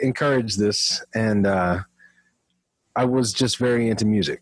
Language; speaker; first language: English; native; English